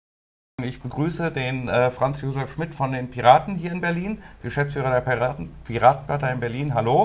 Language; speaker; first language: German; native; German